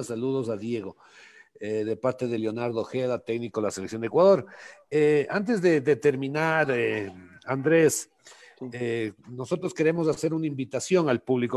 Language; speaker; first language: Spanish; native; Spanish